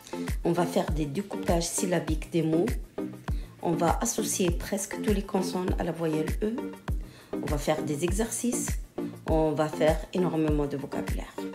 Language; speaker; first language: French; non-native, local second language; Arabic